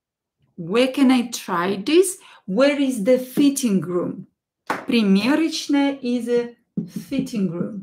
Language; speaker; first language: English; non-native, fluent; Russian